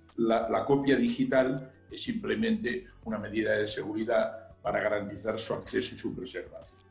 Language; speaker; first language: Spanish; non-native, local second language; Catalan